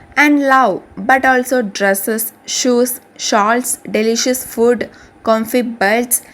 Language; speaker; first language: English; non-native, local second language; Malayalam